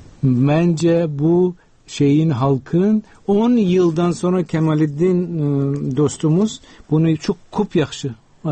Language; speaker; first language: Turkish; non-native, fluent; Uzbek